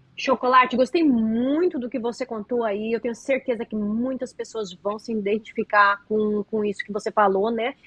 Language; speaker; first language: Portuguese; native; Portuguese